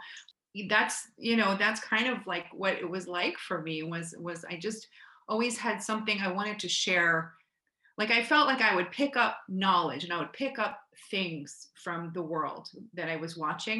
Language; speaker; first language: English; native; English